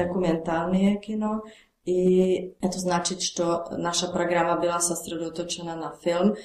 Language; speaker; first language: Russian; non-native, learner; Czech